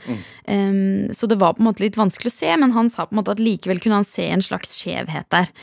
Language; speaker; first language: Norwegian; native; Norwegian